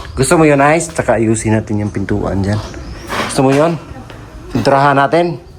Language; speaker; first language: Filipino; non-native, local second language; Cebuano